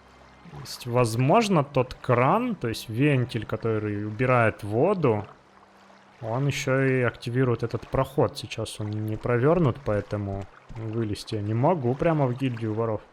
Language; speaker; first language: Russian; native; Russian